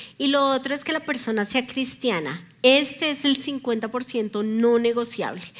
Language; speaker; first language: Spanish; native; Spanish